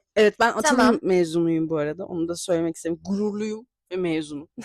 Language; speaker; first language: Turkish; native; Turkish